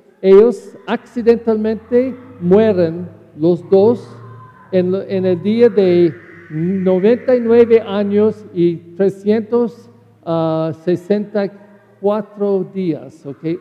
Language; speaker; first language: Spanish; non-native, learner; English